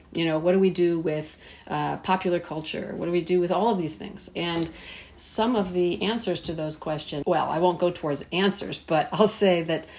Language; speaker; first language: English; early bilingual, heritage; Persian